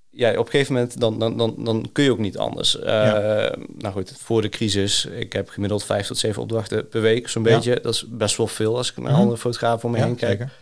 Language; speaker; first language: Dutch; early bilingual, other home language; Greek